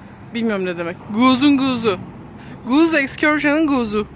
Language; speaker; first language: Turkish; native; Turkish